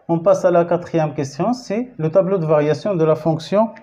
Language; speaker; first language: French; non-native, local second language; Arabic